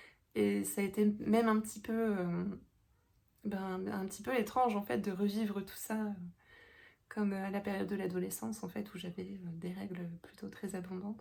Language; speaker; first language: French; native; French